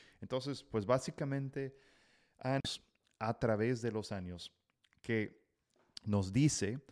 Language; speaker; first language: Spanish; non-native, fluent; English